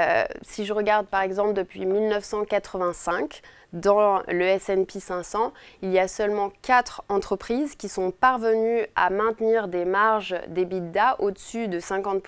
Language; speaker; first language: French; native; French